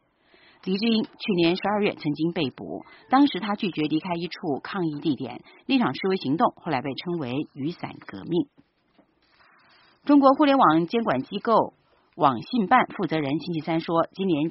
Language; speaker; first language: Chinese; native; Chinese